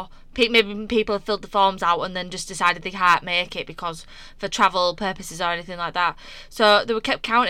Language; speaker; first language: English; native; English